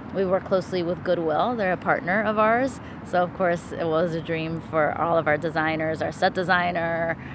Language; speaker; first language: English; native; English